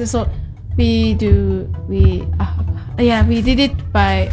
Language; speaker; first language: English; non-native, learner; Japanese